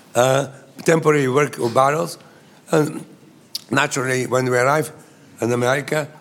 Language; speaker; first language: English; non-native, fluent; Bulgarian